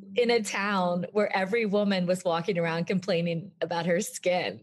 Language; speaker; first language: English; native; English